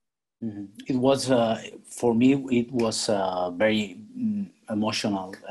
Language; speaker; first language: English; non-native, learner; Spanish